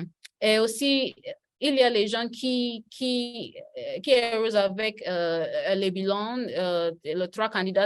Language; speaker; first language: French; non-native, learner; Yoruba